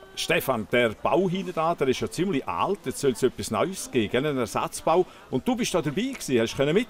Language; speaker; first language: German; native; German